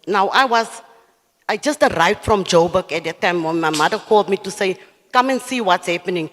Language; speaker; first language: English; non-native, local second language; Afrikaans